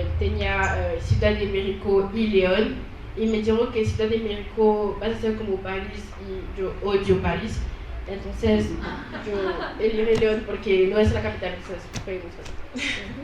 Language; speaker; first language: Spanish; non-native, learner; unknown